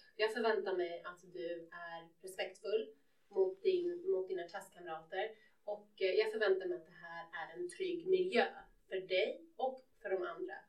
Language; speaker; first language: Swedish; early bilingual, other home language; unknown